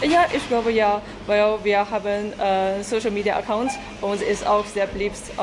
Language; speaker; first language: German; non-native, learner; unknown